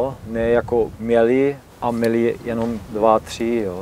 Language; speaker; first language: Czech; non-native, learner; German